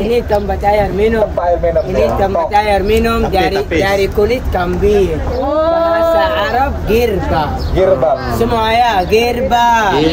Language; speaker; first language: Indonesian; non-native, learner; Arabic